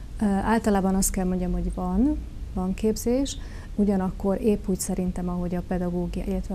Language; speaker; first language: Hungarian; native; Hungarian